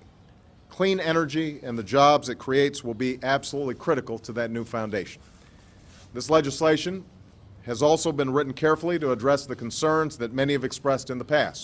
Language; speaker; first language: English; native; English